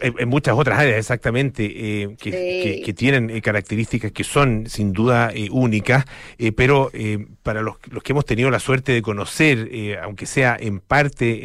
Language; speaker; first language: Spanish; native; Spanish